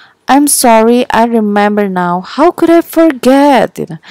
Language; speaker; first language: English; non-native, fluent; Indonesian